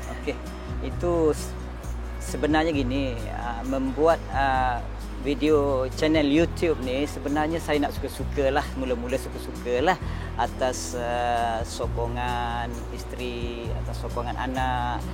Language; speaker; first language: Malay; native; Malay